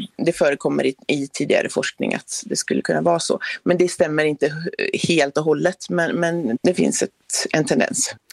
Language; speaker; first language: Swedish; native; Swedish